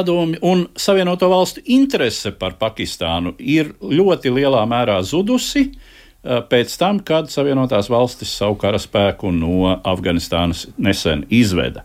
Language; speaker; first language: Latvian; native; Latvian